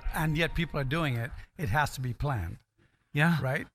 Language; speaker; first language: English; non-native, local second language; Akan